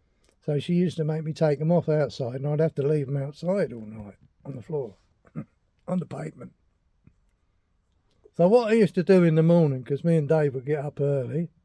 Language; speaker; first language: English; native; English